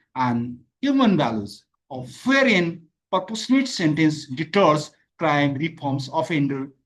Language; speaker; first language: English; non-native, local second language; Nepali